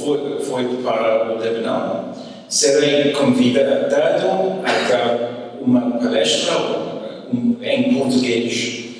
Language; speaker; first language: Portuguese; early bilingual, heritage; English